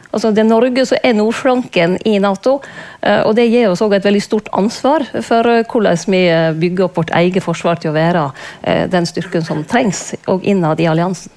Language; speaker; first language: Norwegian; native; Norwegian